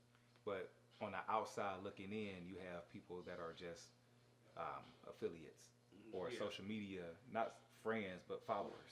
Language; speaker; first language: English; native; English